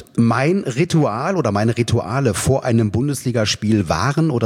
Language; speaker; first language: German; native; German